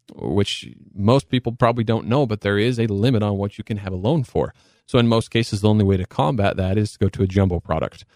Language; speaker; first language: English; native; English